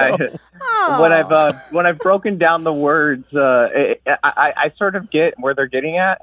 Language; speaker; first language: English; native; English